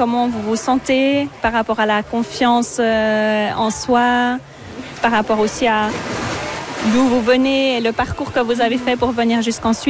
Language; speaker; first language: French; native; French